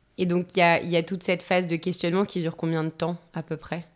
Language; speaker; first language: French; native; French